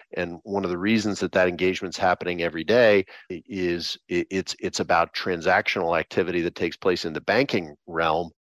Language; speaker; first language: English; native; English